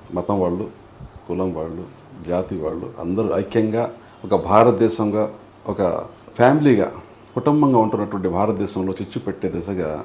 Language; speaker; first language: Telugu; native; Telugu